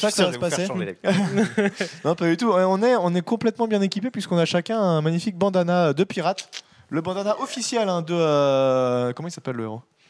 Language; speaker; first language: French; native; French